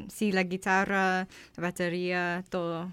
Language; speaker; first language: Spanish; non-native, learner; English